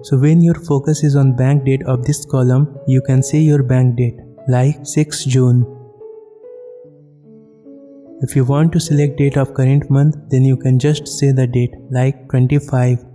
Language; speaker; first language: English; non-native, local second language; Hindi